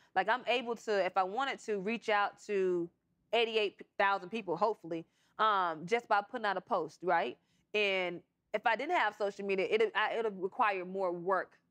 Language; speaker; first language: English; native; English